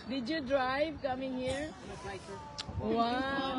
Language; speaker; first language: English; non-native, local second language; Filipino